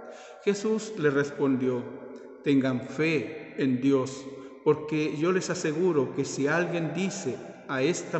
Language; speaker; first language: Spanish; native; Spanish